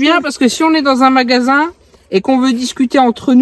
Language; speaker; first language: French; native; French